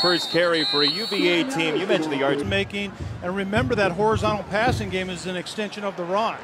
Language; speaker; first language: English; native; English